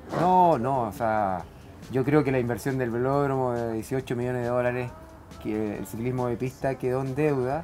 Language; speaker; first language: Spanish; native; Spanish